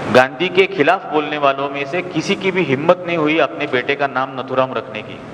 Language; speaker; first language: Hindi; non-native, local second language; Marathi